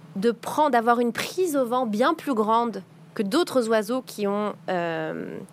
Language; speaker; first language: French; native; French